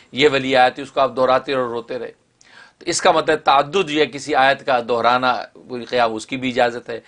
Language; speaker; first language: Urdu; native; Urdu